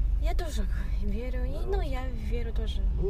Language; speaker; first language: Russian; non-native, learner; Chinese